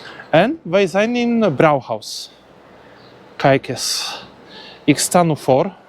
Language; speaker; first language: Dutch; non-native, learner; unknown